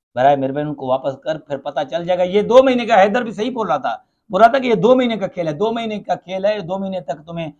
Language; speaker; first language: Urdu; non-native, local second language; Sindhi